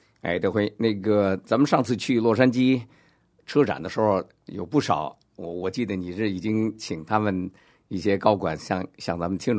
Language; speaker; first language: Chinese; native; Chinese